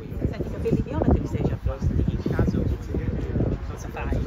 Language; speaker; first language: Italian; native; Italian